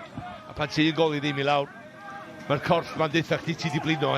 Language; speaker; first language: Welsh; native; Welsh